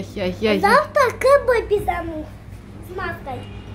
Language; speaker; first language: Russian; early bilingual, heritage; Russian